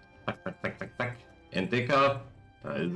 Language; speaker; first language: German; native; German